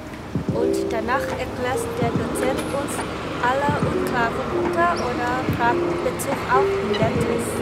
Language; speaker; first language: German; non-native, learner; Vietnamese